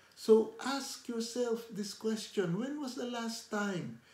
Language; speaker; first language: English; non-native, local second language; Filipino